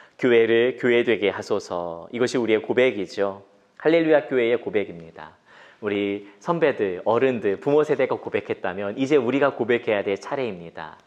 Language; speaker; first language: Korean; native; Korean